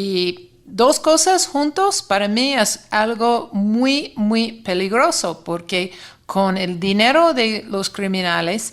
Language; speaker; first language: Spanish; non-native, fluent; English